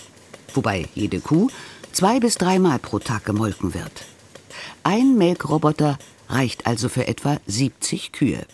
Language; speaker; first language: German; native; German